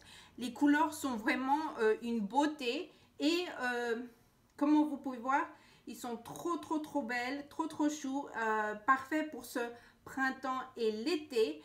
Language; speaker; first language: French; non-native, fluent; Spanish